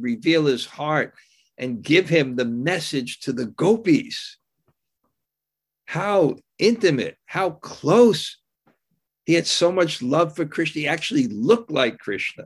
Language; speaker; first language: English; native; English